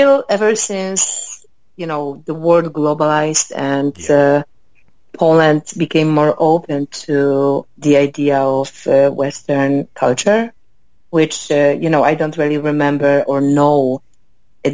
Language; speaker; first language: English; non-native, fluent; Polish